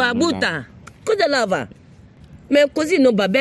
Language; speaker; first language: Italian; non-native, learner; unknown